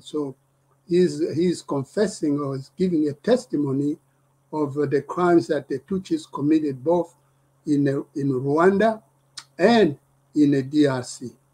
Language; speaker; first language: English; non-native, fluent; Lingala